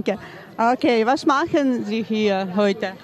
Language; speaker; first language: German; non-native, learner; Ukrainian